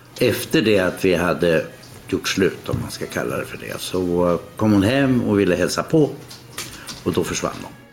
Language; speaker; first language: Swedish; non-native, fluent; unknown